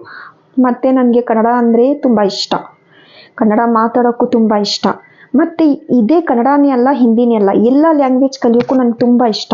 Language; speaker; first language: Kannada; non-native, local second language; Hindi